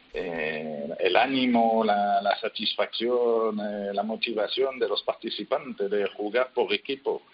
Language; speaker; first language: Spanish; non-native, fluent; French